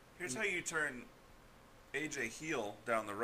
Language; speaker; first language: English; native; English